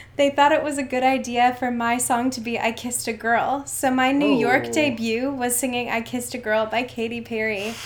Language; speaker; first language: English; native; English